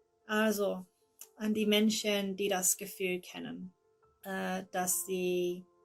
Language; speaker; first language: German; non-native, learner; English